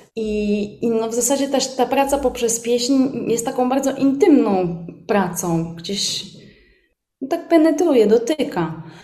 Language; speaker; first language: Polish; native; Polish